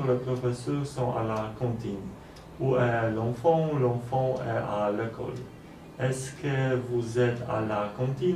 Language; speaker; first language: French; non-native, learner; Polish